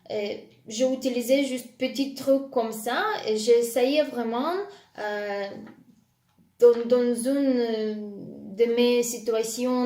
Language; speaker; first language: French; non-native, fluent; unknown